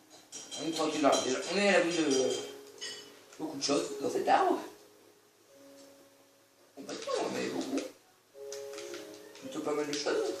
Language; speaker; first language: French; native; French